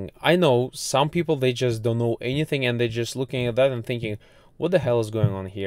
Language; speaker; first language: English; non-native, fluent; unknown